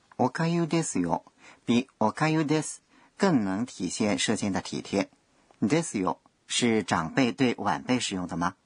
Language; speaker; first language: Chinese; non-native, fluent; Japanese